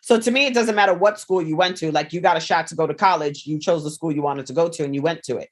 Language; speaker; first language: English; native; English